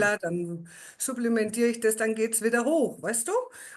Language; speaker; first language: German; native; German